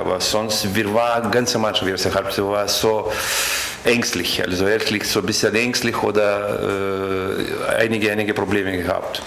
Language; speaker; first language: German; non-native, learner; Lithuanian